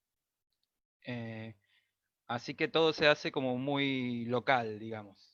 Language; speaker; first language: Spanish; native; Spanish